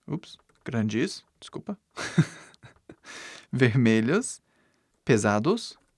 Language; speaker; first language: Portuguese; non-native, fluent; English